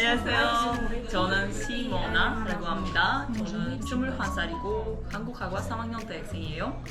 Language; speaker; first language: Korean; non-native, learner; Bulgarian